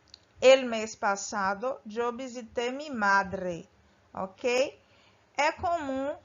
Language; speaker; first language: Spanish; non-native, fluent; Portuguese